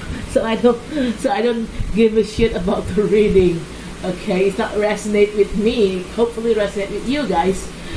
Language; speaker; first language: English; non-native, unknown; Indonesian